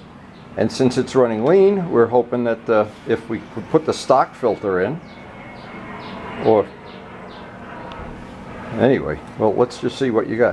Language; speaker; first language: English; native; English